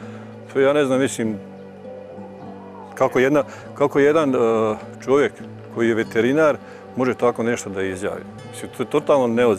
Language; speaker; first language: Croatian; native; Croatian